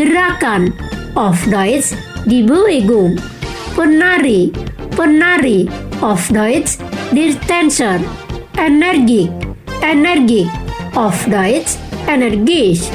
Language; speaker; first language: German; non-native, fluent; Indonesian